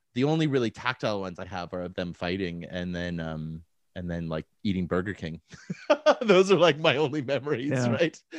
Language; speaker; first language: English; native; English